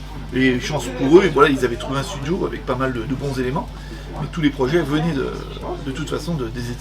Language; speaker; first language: French; native; French